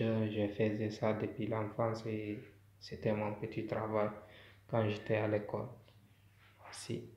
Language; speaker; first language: French; non-native, local second language; Fula